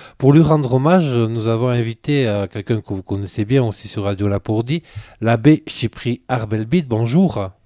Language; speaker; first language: French; native; French